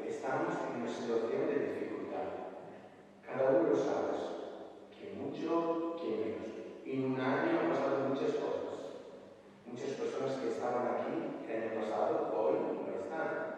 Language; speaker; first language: Spanish; non-native, fluent; Italian